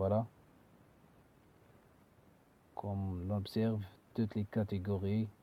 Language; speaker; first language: French; non-native, learner; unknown